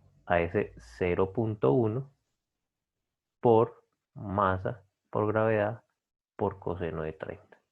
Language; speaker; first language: Spanish; native; Spanish